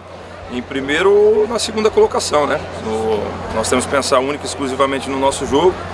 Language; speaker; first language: Portuguese; native; Portuguese